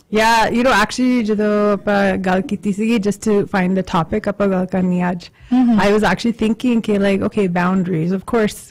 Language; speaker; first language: Punjabi; early bilingual, heritage; Punjabi